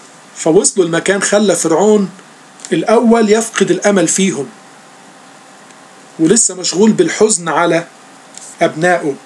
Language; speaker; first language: Arabic; native; Arabic